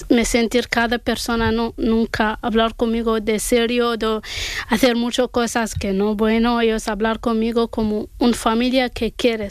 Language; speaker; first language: Spanish; non-native, learner; Arabic